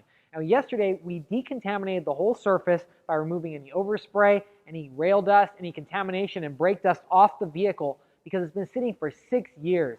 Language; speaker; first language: English; native; English